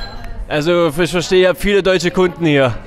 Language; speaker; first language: German; native; German